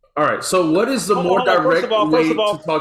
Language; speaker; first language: English; native; English